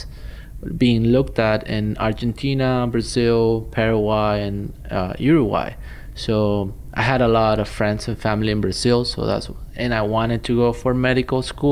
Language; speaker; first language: English; non-native, fluent; Spanish